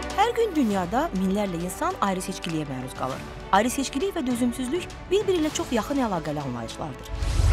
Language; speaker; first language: Azerbaijani; native; Azerbaijani